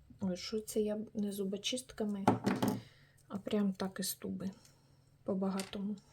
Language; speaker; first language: Ukrainian; native; Ukrainian